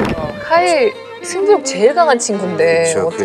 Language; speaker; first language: Korean; native; Korean